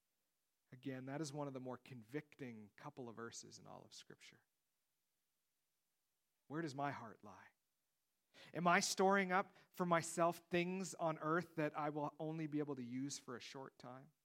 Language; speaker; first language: English; native; English